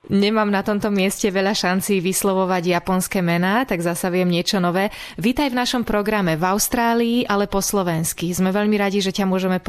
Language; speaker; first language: Slovak; native; Slovak